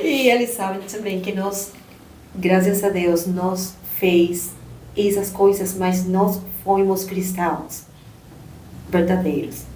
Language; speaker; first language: Portuguese; non-native, learner; Spanish